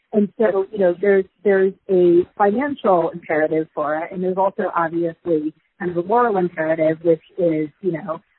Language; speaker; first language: English; native; English